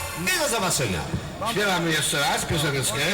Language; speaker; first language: Polish; native; Polish